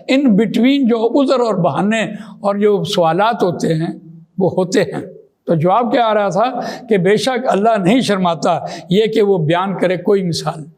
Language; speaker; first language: Urdu; non-native, local second language; Punjabi